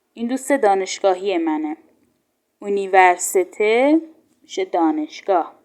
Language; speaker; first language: Persian; native; Persian